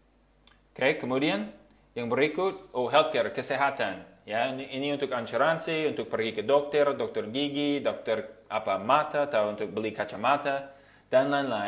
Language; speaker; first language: Indonesian; non-native, fluent; English